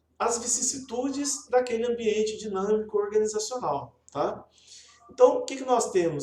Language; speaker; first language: Portuguese; native; Portuguese